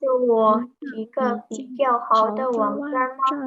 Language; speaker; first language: Chinese; non-native, learner; Indonesian